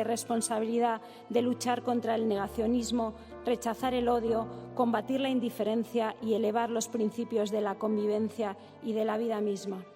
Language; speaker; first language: Spanish; native; Spanish